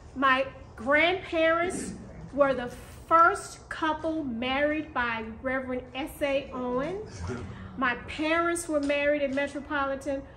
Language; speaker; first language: English; native; English